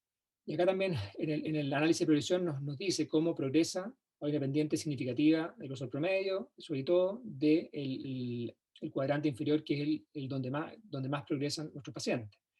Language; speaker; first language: Spanish; native; Spanish